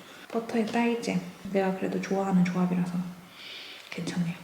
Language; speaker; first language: Korean; native; Korean